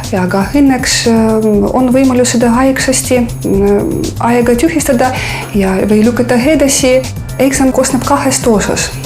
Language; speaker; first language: Estonian; non-native, fluent; Russian